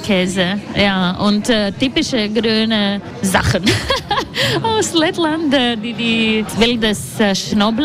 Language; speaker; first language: German; non-native, learner; Latvian